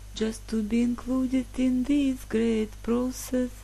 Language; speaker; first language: English; non-native, learner; Russian